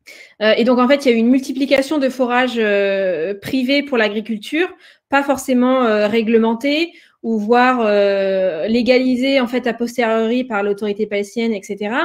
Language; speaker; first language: French; native; French